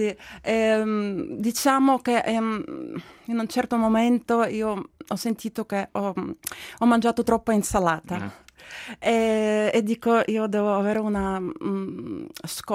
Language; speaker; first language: Italian; non-native, fluent; Ukrainian